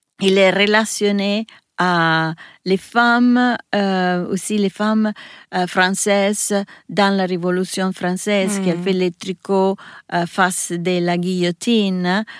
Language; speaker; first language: French; non-native, learner; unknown